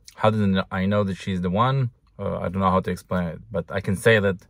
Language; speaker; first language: English; non-native, fluent; Hebrew